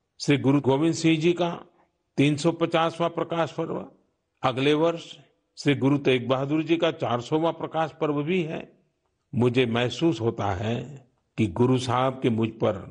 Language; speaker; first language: Hindi; non-native, local second language; Gujarati